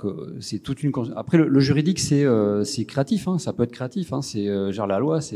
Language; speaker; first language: French; native; French